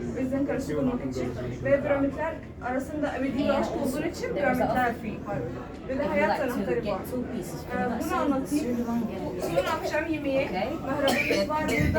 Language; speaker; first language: Turkish; non-native, learner; Arabic